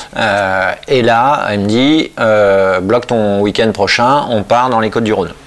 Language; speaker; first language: French; native; French